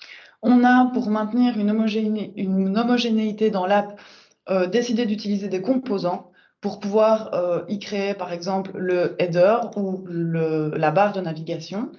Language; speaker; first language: French; native; French